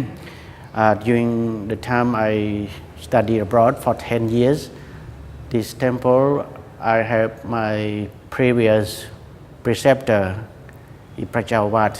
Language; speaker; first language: English; non-native, learner; Khmer